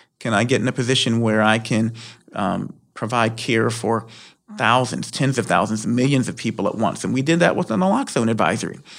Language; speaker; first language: English; native; English